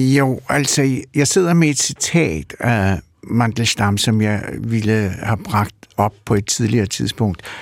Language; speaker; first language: Danish; early bilingual, other home language; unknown